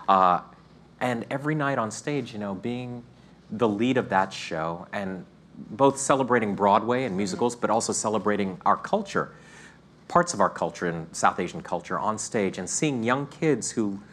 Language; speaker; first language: English; native; English